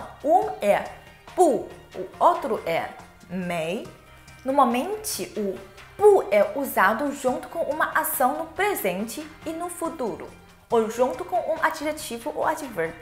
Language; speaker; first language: Portuguese; non-native, fluent; Chinese